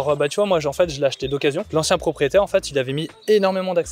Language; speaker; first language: French; native; French